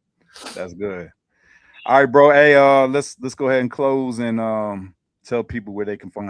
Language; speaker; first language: English; native; English